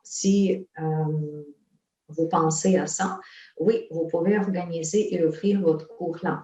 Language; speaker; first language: French; non-native, fluent; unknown